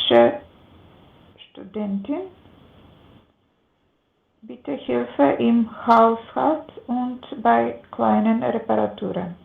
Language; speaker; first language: German; non-native, learner; Macedonian